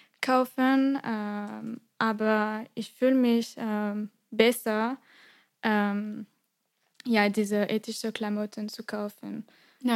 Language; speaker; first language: German; non-native, fluent; French